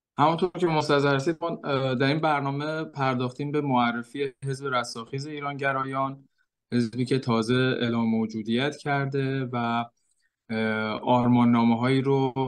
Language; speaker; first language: Persian; native; Persian